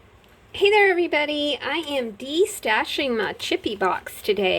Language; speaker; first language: English; native; English